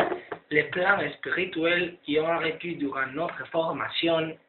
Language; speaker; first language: French; non-native, learner; Spanish